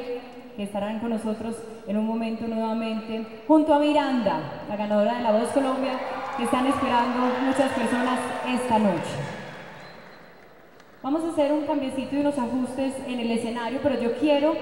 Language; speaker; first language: Spanish; native; Spanish